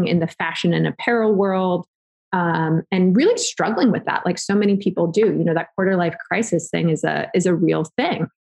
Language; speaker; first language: English; native; English